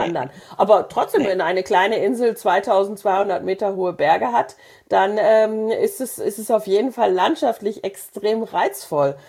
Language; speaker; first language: German; native; German